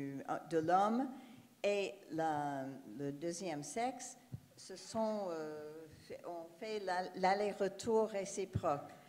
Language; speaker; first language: French; non-native, fluent; English